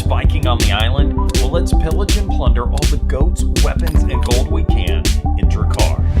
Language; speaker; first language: English; native; English